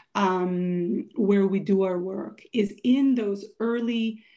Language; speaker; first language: English; non-native, fluent; Hebrew